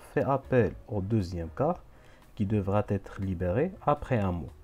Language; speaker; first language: French; non-native, local second language; Arabic